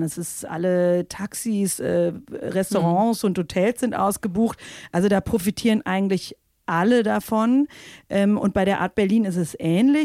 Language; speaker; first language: German; native; German